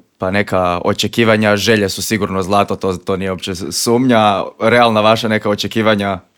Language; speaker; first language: Croatian; native; Croatian